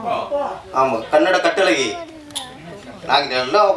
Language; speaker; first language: Tamil; native; Tamil